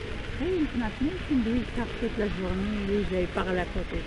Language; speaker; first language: French; non-native, learner; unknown